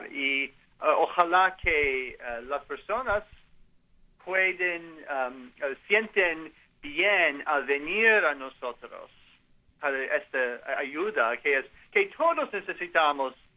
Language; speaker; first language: Spanish; non-native, learner; English